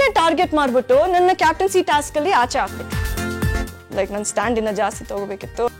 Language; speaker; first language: Kannada; non-native, fluent; English